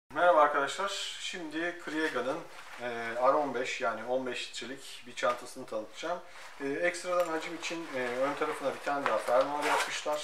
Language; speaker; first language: Turkish; native; Turkish